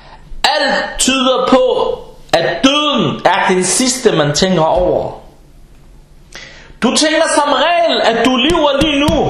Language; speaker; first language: Danish; early bilingual, other home language; Arabic